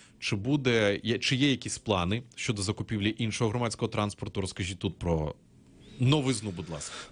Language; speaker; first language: Ukrainian; native; Ukrainian